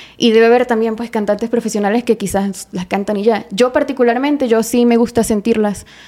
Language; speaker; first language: Spanish; native; Spanish